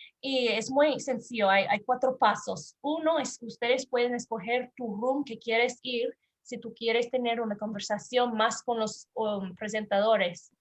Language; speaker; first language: Spanish; non-native, learner; English